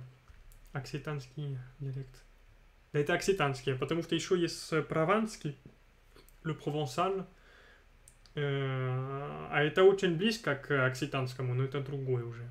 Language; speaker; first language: Russian; non-native, fluent; French